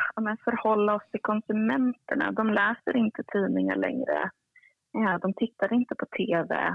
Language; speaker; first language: Swedish; native; Swedish